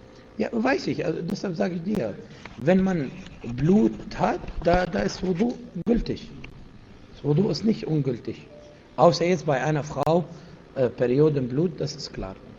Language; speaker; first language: German; non-native, fluent; Arabic